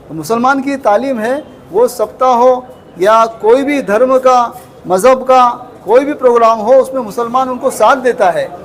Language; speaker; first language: Urdu; native; Urdu